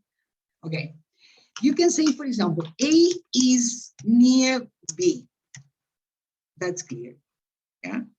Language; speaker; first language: English; non-native, fluent; Spanish